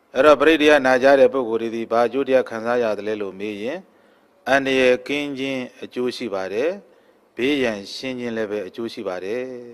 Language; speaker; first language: Burmese; native; Burmese